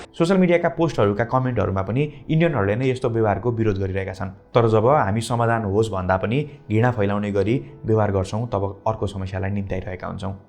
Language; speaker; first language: Nepali; native; Nepali